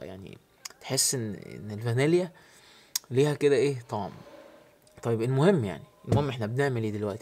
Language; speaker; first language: Arabic; native; Arabic